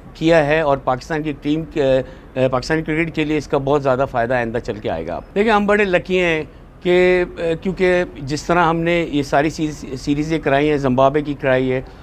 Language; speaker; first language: Urdu; native; Urdu